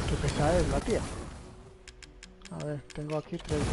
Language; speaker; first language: Spanish; native; Spanish